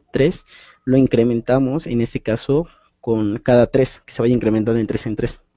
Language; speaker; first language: Spanish; native; Spanish